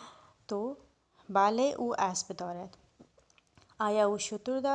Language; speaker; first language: Persian; non-native, fluent; Urdu